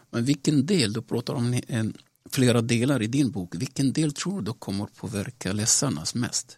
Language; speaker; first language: Swedish; non-native, fluent; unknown